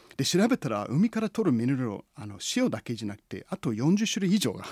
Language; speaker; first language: Japanese; non-native, fluent; English